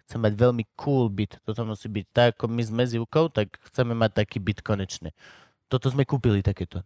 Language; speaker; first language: Slovak; native; Slovak